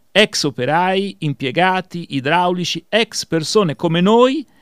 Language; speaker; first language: Italian; native; Italian